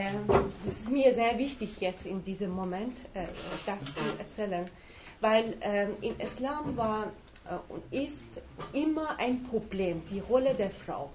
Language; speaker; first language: German; non-native, fluent; Persian